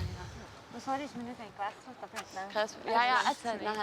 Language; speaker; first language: German; native; German